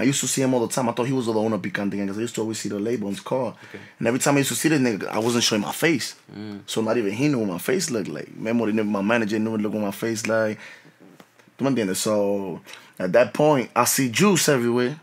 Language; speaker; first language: English; early bilingual, other home language; Spanish